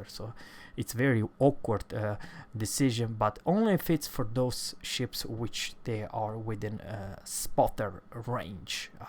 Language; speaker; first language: English; non-native, fluent; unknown